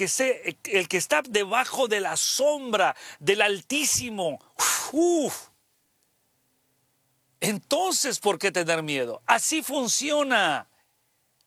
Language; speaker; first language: Spanish; native; Spanish